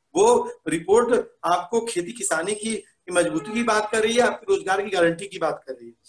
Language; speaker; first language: Hindi; native; Hindi